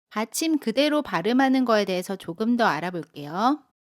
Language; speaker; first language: Korean; native; Korean